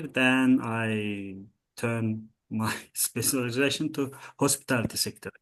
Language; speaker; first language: English; non-native, learner; Azerbaijani